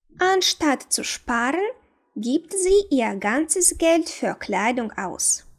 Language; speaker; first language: German; non-native, fluent; Ukrainian